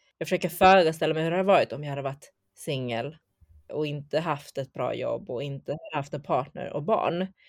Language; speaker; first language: Swedish; early bilingual, other home language; Chinese